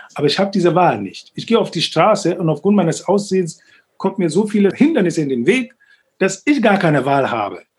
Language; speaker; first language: German; non-native, fluent; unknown